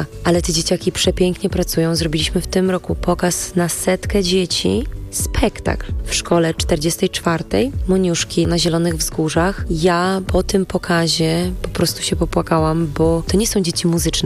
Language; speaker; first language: Polish; native; Polish